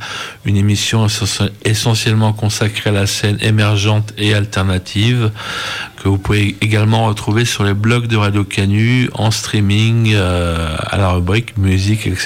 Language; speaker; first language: French; native; French